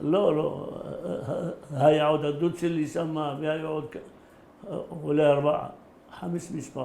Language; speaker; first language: Hebrew; early bilingual, other home language; Arabic